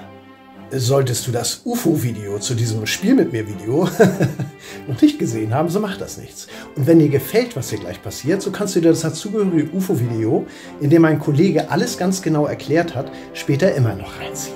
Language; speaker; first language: German; native; German